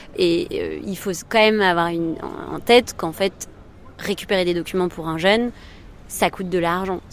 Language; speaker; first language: French; native; French